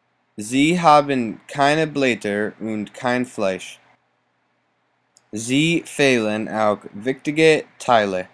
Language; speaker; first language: German; non-native, learner; English